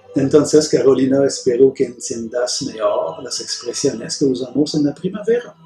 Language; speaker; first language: Spanish; non-native, fluent; French